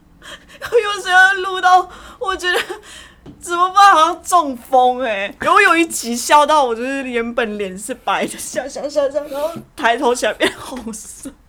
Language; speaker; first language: Chinese; early bilingual, heritage; Chinese